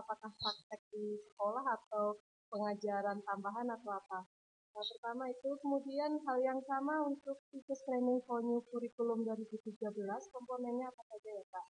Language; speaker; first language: Indonesian; native; Indonesian